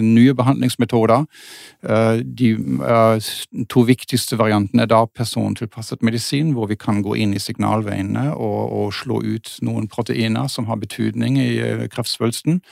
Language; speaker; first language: Norwegian; non-native, fluent; German